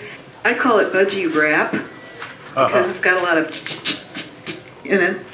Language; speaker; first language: English; native; English